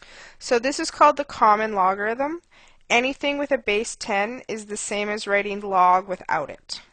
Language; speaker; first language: English; native; English